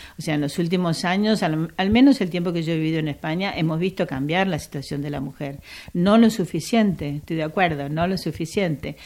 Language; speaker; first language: Spanish; native; Spanish